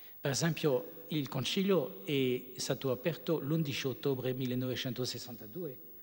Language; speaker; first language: Italian; non-native, fluent; French